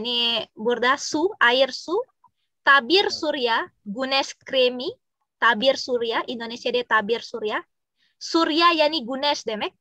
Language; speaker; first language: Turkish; non-native, learner; Indonesian